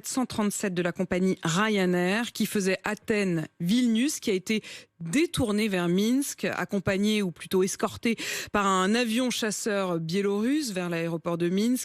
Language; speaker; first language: French; native; French